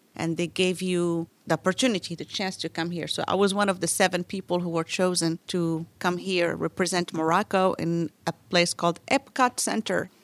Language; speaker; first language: English; non-native, fluent; Arabic